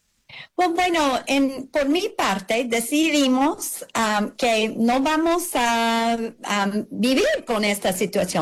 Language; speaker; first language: Spanish; early bilingual, heritage; English